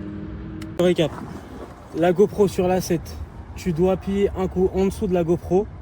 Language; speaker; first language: French; native; French